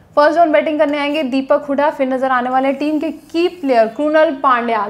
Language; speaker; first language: Hindi; native; Hindi